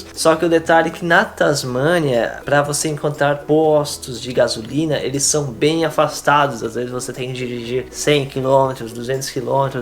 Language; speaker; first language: Portuguese; native; Portuguese